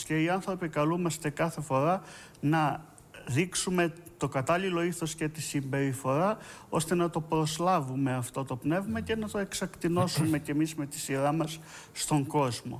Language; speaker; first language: Greek; native; Greek